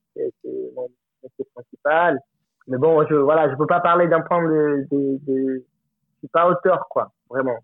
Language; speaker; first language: French; non-native, fluent; Spanish